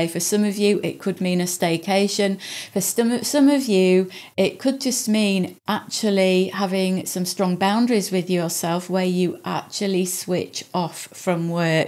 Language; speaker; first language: English; native; English